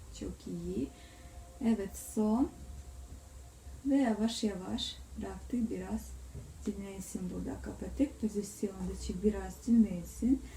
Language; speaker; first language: Turkish; non-native, learner; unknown